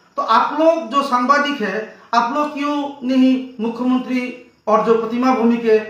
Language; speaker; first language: Hindi; non-native, local second language; Bangla